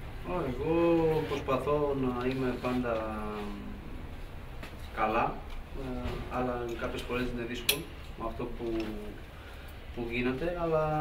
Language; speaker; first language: Greek; non-native, learner; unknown